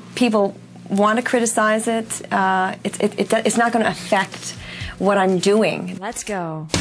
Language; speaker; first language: English; native; English